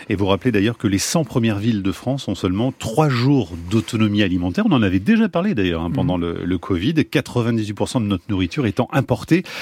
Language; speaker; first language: French; native; French